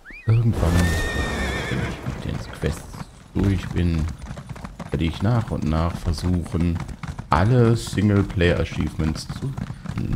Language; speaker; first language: German; native; German